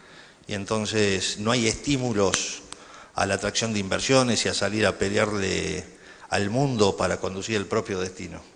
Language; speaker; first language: Spanish; native; Spanish